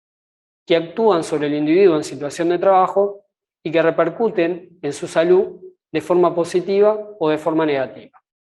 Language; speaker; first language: Spanish; native; Spanish